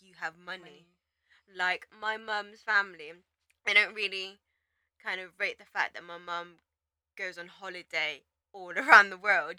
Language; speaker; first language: English; native; English